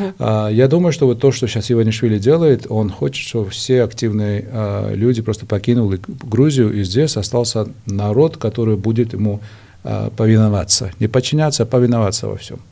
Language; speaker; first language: Russian; non-native, local second language; Georgian